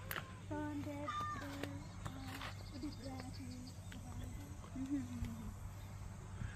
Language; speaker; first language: English; non-native, learner; Thai